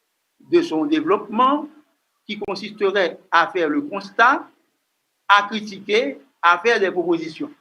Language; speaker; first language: French; non-native, local second language; Haitian Creole